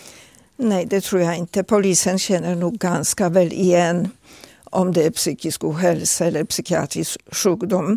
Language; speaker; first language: Swedish; non-native, fluent; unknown